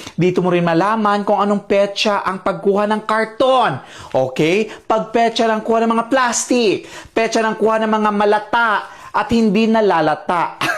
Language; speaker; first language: Filipino; native; Filipino